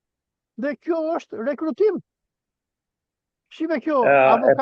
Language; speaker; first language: Albanian; native; Albanian